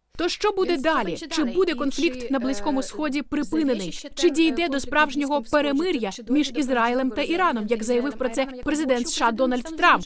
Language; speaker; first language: Ukrainian; native; Ukrainian